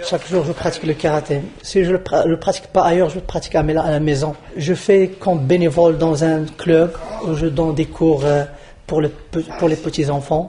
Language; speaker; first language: French; non-native, local second language; Arabic